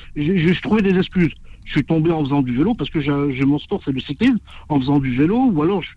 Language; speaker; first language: French; native; French